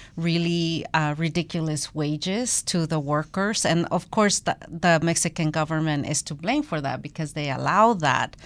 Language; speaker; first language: English; non-native, fluent; Spanish